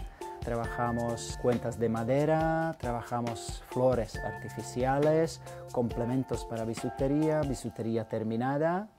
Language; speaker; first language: Spanish; non-native, fluent; Czech